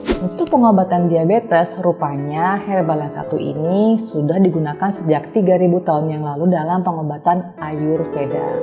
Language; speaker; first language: Indonesian; native; Indonesian